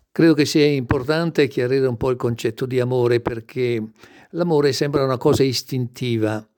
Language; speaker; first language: Italian; native; Italian